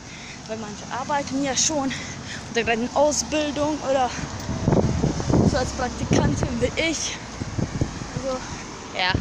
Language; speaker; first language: German; early bilingual, other home language; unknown